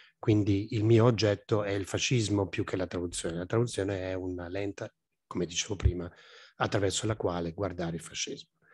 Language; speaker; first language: Italian; non-native, fluent; English